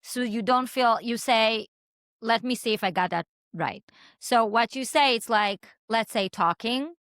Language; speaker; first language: English; non-native, fluent; Hebrew